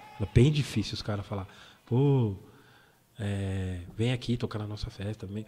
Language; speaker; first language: Portuguese; native; Portuguese